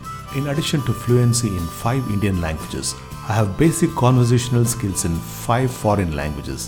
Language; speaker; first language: English; non-native, local second language; Kannada